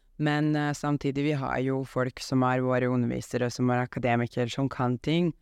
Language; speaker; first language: Norwegian; non-native, fluent; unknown